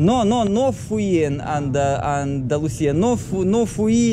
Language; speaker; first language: Spanish; non-native, learner; Russian